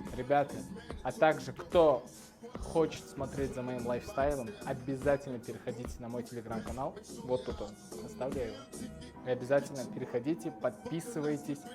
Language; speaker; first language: Russian; non-native, fluent; Turkmen